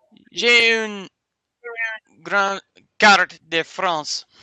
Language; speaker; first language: French; non-native, learner; English